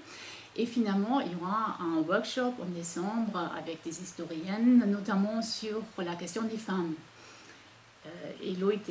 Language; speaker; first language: French; non-native, fluent; German